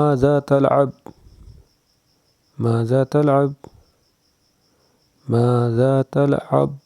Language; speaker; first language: Arabic; non-native, fluent; Urdu